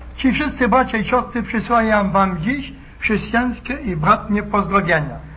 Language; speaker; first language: Polish; early bilingual, heritage; Polish